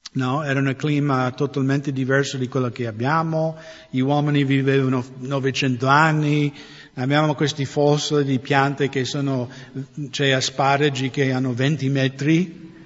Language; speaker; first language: Italian; non-native, fluent; English